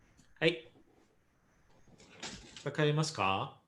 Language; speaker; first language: Japanese; non-native, fluent; English